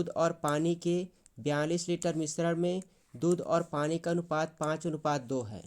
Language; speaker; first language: Hindi; native; Hindi